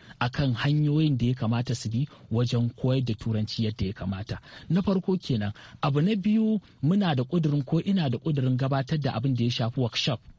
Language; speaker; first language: Hausa; native; Hausa